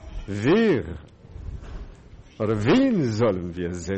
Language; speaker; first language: German; non-native, fluent; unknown